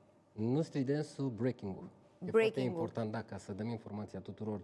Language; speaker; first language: Romanian; native; Romanian